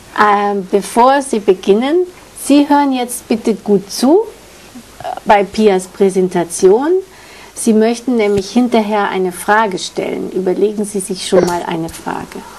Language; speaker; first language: German; native; German